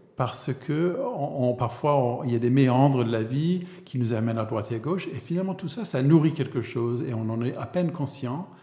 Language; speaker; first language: French; non-native, fluent; English